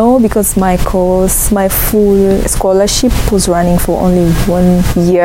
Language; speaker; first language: English; non-native, local second language; Ganda